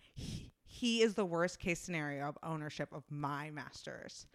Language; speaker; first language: English; native; English